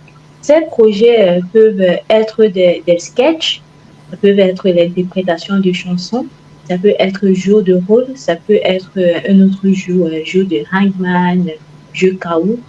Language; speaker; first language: French; non-native, fluent; Igbo